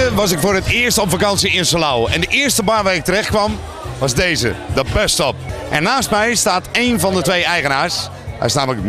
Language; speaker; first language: Dutch; native; Dutch